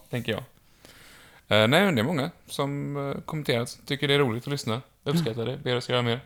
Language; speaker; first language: Swedish; native; Swedish